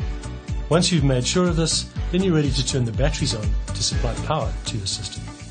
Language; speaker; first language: English; native; English